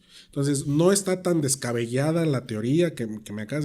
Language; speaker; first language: Spanish; native; Spanish